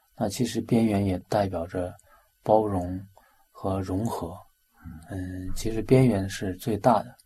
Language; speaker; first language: Chinese; non-native, local second language; Mongolian